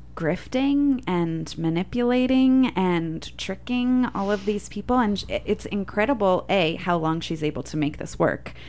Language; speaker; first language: English; native; English